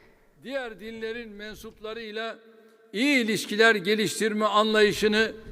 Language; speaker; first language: Turkish; native; Turkish